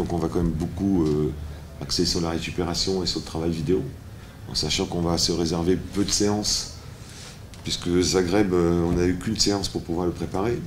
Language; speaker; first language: French; native; French